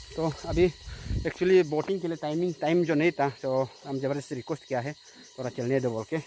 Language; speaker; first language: Hindi; non-native, local second language; Nyishi